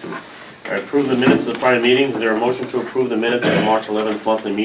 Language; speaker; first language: English; native; English